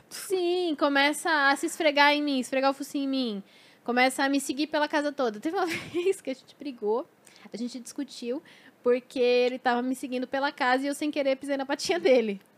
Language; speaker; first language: Portuguese; native; Portuguese